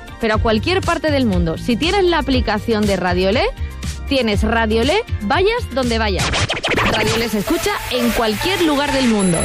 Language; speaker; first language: Spanish; native; Spanish